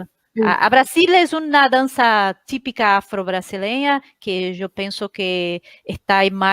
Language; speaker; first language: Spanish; non-native, learner; Portuguese